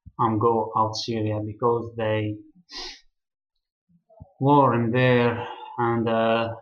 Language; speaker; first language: English; non-native, learner; Arabic